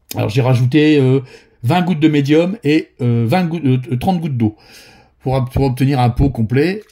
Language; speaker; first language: French; native; French